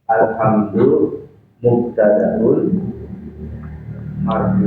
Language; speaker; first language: Arabic; non-native, learner; Indonesian